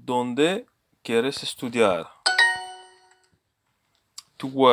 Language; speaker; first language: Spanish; non-native, learner; English